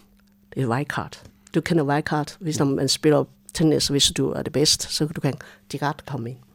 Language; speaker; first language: Danish; non-native, fluent; Chinese